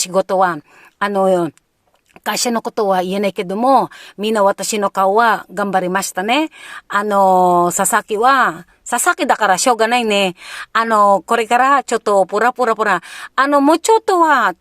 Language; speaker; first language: Japanese; non-native, learner; Filipino